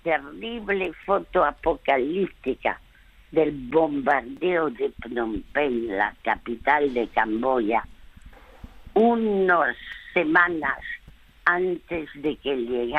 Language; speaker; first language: Spanish; early bilingual, other home language; French